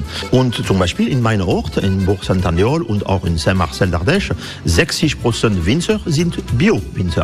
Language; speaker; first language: German; non-native, learner; French